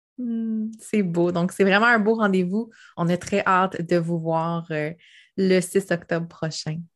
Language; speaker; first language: French; native; French